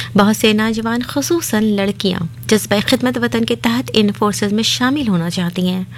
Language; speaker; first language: Urdu; native; Urdu